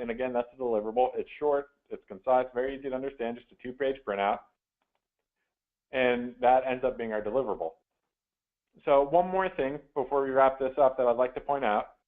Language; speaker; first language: English; native; English